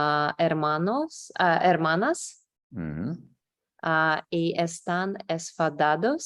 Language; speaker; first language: Spanish; non-native, learner; English